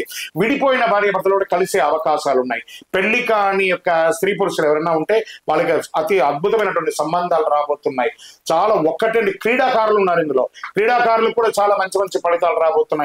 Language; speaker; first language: Telugu; native; Telugu